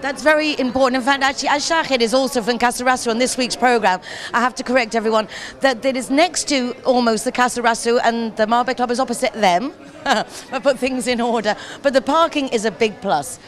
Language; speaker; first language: English; native; English